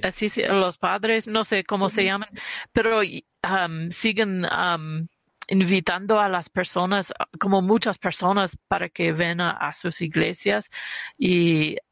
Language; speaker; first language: Spanish; early bilingual, heritage; Spanish